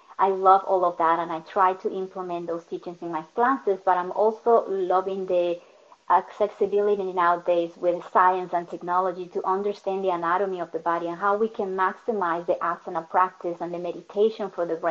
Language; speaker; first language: English; non-native, fluent; Spanish